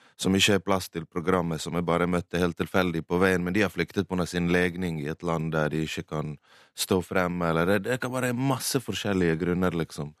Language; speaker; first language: Norwegian; early bilingual, other home language; Bosnian